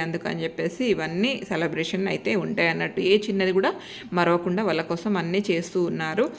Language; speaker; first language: Telugu; non-native, local second language; Lambadi